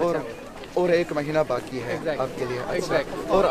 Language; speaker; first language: Hindi; non-native, fluent; Japanese